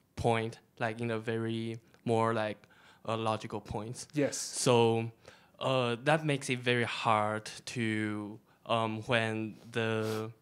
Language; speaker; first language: English; non-native, fluent; Chinese